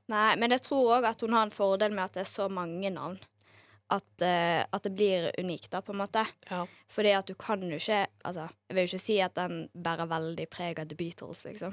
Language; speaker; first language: Norwegian; native; Norwegian